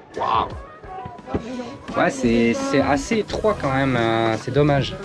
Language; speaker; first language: French; native; French